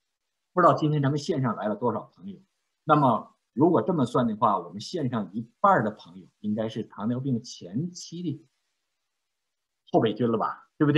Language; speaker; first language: Chinese; native; Chinese